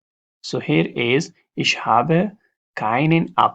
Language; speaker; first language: German; non-native, learner; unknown